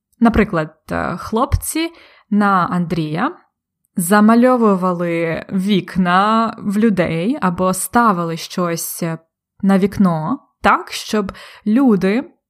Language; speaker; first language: Ukrainian; native; Ukrainian